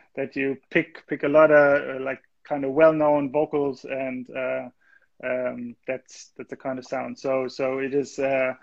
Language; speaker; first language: English; non-native, fluent; German